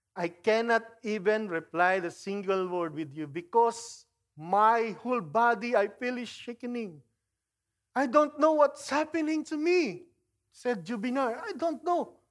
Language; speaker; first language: English; non-native, local second language; Filipino